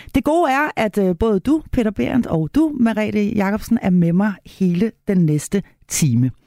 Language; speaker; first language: Danish; native; Danish